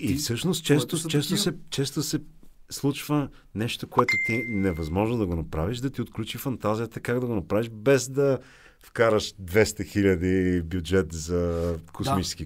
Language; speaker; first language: Bulgarian; native; Bulgarian